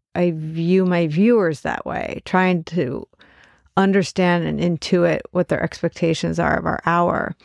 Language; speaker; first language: English; native; English